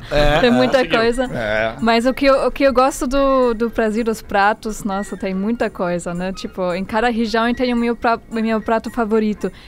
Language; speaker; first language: Portuguese; non-native, fluent; German